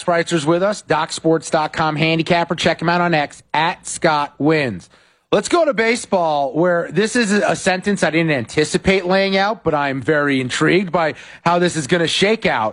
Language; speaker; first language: English; native; English